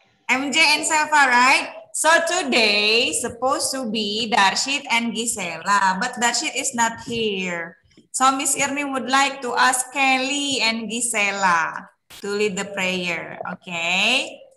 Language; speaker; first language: English; non-native, fluent; Indonesian